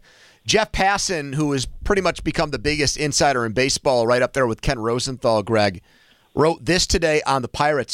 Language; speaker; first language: English; native; English